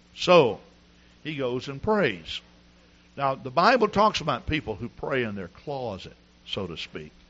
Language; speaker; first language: English; native; English